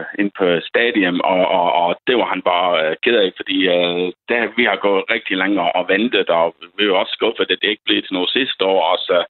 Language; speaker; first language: Danish; non-native, fluent; English